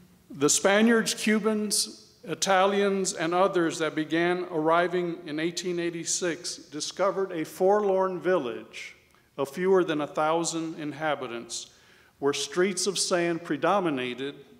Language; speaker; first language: English; early bilingual, other home language; Spanish